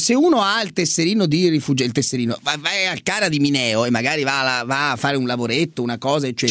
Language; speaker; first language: Italian; native; Italian